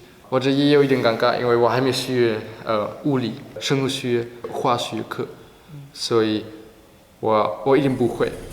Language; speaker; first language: Chinese; non-native, learner; German